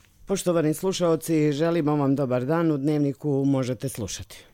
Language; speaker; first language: Croatian; native; Croatian